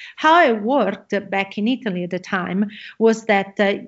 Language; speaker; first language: English; non-native, fluent; Italian